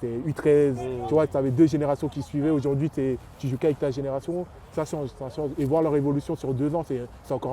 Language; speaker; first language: French; native; French